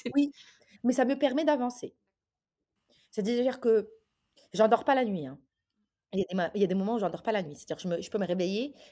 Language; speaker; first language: French; early bilingual, other home language; Arabic